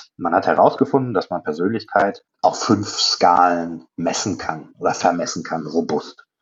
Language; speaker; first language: German; native; German